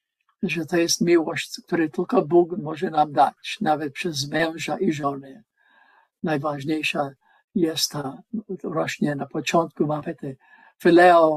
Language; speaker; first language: Polish; non-native, learner; English